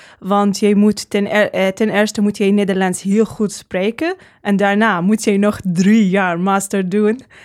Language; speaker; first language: Dutch; non-native, learner; Arabic